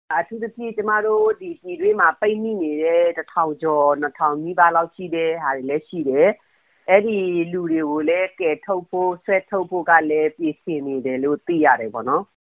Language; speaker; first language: Burmese; non-native, local second language; S'gaw Karen